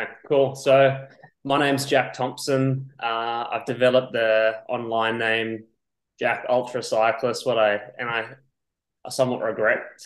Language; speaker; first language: English; native; English